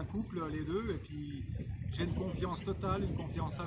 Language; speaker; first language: French; native; French